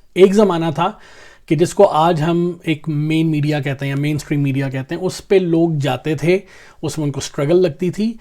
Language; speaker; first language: Urdu; non-native, local second language; Punjabi